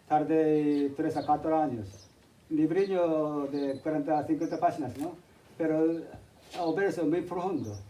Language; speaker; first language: Spanish; non-native, fluent; Japanese